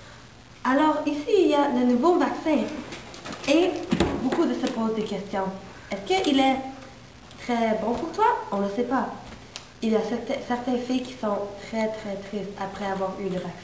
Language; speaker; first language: French; non-native, local second language; English